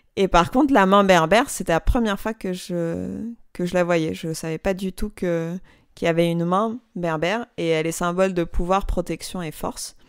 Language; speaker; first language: French; non-native, local second language; Kabyle